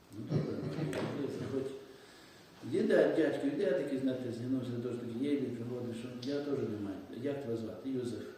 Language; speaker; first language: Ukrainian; native; Ukrainian